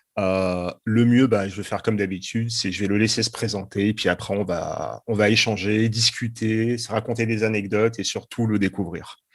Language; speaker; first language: French; native; French